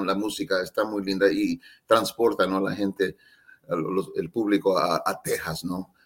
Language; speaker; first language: Spanish; early bilingual, heritage; Spanish